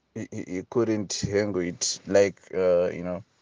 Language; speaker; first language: English; non-native, local second language; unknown